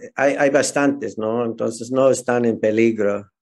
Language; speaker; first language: Spanish; non-native, fluent; English